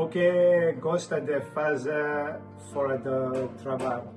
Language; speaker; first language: Portuguese; non-native, learner; English